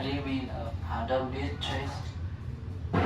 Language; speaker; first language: English; non-native, learner; Vietnamese